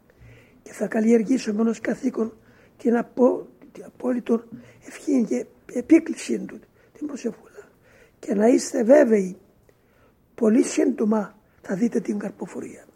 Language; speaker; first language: Greek; native; Greek